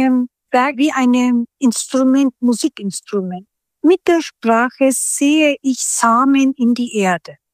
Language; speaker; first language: German; early bilingual, other home language; Turkish